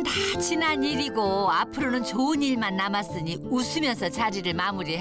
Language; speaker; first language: Korean; native; Korean